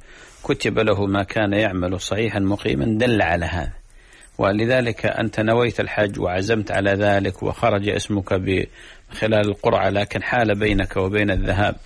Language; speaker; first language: Arabic; native; Arabic